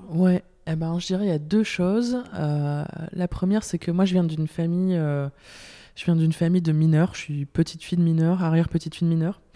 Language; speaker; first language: French; native; French